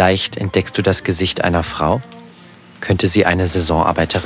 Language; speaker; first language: German; native; German